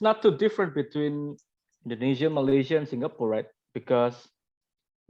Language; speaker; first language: English; non-native, learner; Indonesian